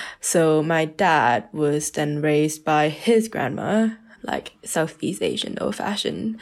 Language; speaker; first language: English; early bilingual, other home language; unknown